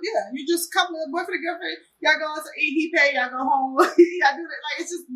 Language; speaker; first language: English; native; English